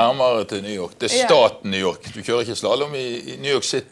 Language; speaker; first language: Norwegian; native; Norwegian